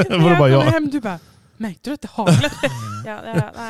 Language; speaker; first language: Swedish; native; Swedish